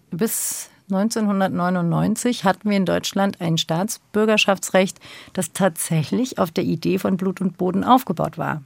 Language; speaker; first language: German; early bilingual, other home language; Turkish